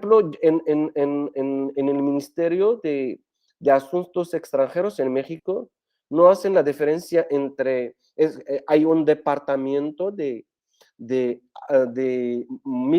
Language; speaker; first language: Spanish; non-native, fluent; Arabic